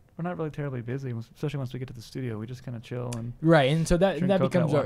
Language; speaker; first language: English; native; English